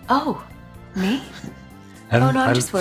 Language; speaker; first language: English; native; English